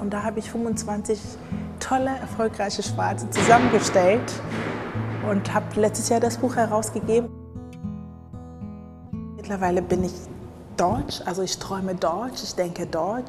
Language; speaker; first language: German; early bilingual, other home language; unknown